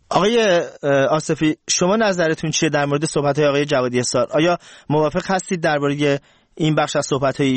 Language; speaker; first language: Persian; native; Persian